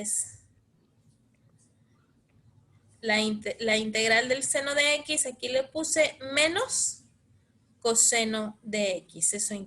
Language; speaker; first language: Spanish; native; Spanish